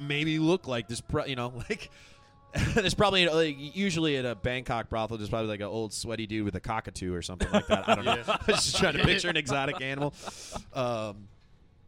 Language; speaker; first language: English; native; English